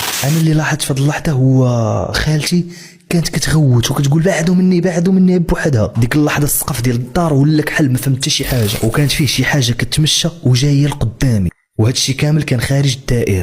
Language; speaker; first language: Arabic; native; Arabic